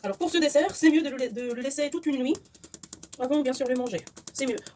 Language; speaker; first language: French; non-native, local second language; Arabic